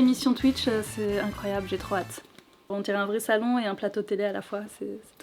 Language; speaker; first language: French; native; French